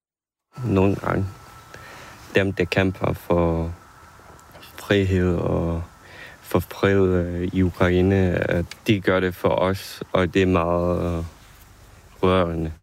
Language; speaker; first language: Danish; non-native, fluent; Ukrainian